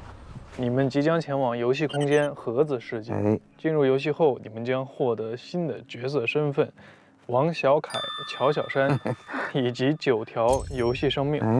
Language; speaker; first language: Chinese; native; Chinese